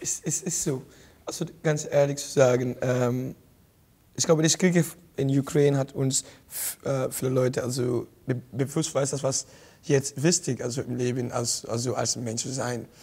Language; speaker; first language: German; non-native, learner; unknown